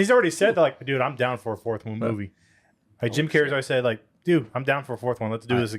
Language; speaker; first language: English; native; English